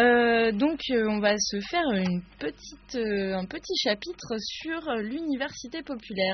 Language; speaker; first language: French; native; French